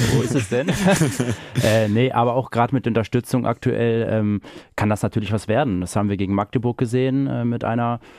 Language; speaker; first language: German; native; German